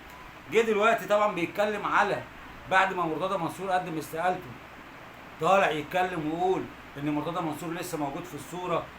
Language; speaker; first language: Arabic; native; Arabic